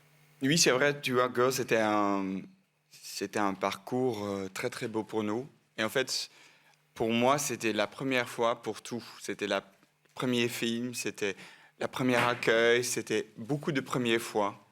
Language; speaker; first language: French; non-native, local second language; Dutch